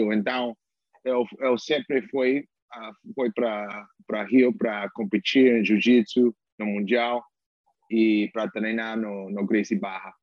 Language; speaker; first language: Portuguese; non-native, fluent; English